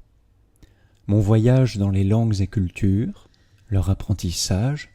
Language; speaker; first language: French; native; French